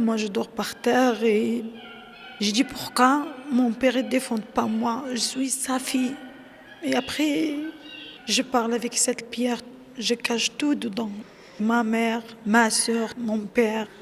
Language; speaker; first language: French; non-native, learner; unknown